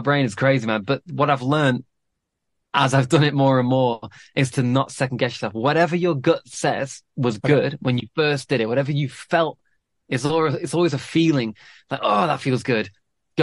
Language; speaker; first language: English; native; English